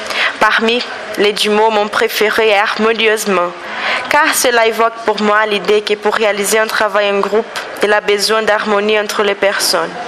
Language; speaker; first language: French; non-native, learner; Portuguese